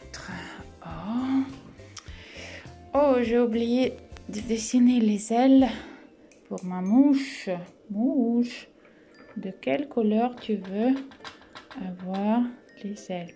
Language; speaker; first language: French; non-native, fluent; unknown